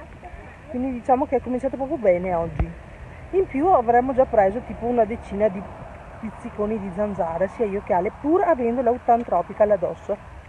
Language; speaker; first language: Italian; native; Italian